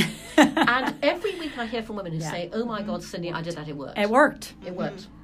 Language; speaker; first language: English; early bilingual, other home language; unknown